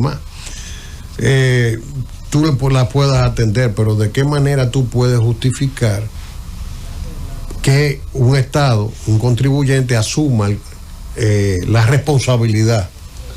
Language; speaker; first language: Spanish; native; Spanish